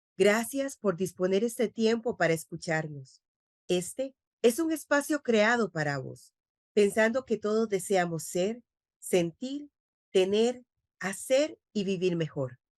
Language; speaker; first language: Spanish; native; Spanish